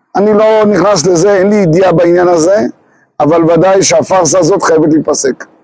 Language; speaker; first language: Hebrew; native; Hebrew